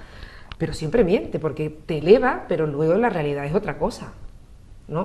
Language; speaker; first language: Spanish; native; Spanish